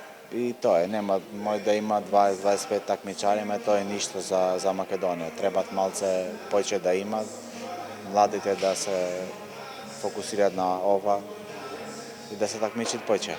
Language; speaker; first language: Macedonian; non-native, local second language; Albanian